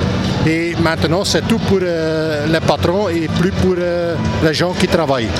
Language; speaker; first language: French; non-native, local second language; Dutch